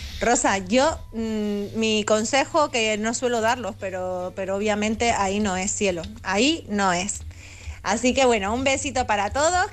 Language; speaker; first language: Spanish; native; Spanish